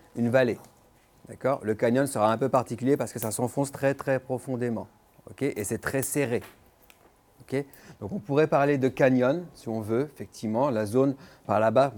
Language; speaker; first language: French; native; French